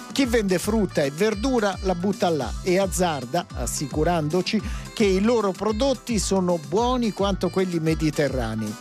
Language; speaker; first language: Italian; native; Italian